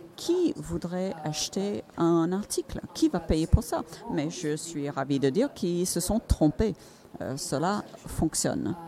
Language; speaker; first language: French; non-native, fluent; Finnish